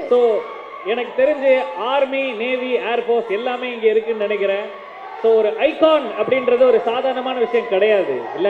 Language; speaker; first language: Tamil; native; Tamil